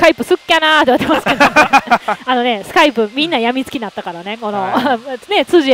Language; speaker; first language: Japanese; native; Japanese